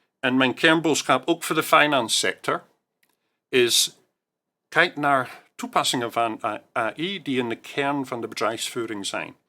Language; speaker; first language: Dutch; non-native, fluent; English